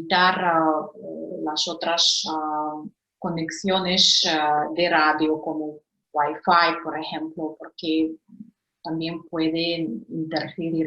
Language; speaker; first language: Spanish; non-native, fluent; Russian